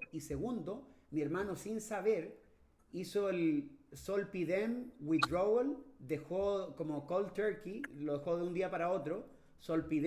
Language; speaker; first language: Spanish; native; Spanish